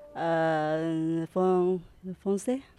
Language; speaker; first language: French; non-native, learner; Chinese